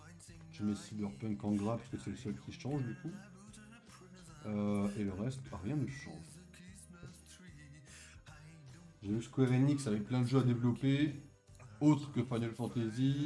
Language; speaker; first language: French; native; French